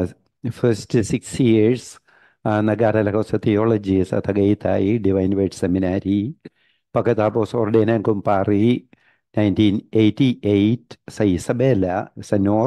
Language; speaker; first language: Filipino; non-native, fluent; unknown